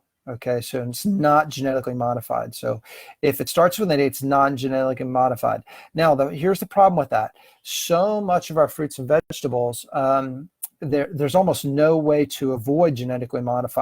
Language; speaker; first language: English; native; English